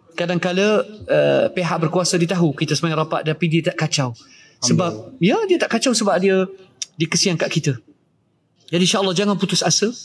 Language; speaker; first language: Malay; native; Malay